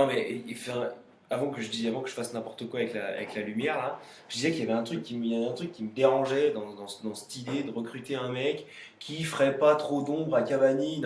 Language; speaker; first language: French; native; French